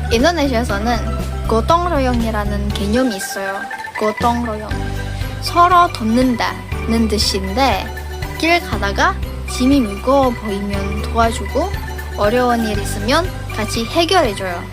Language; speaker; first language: Korean; non-native, fluent; Indonesian